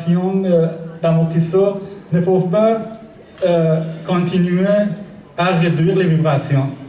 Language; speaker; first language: French; non-native, learner; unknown